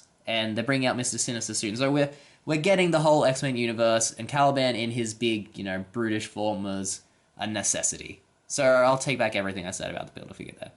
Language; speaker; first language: English; native; English